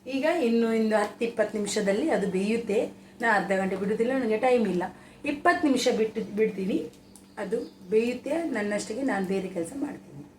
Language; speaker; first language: Kannada; native; Kannada